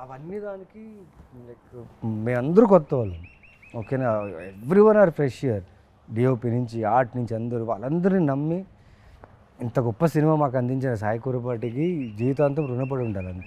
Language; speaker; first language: Telugu; native; Telugu